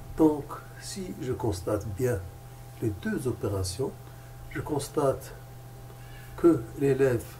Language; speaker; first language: French; non-native, local second language; Arabic